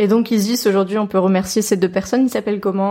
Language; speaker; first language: French; native; French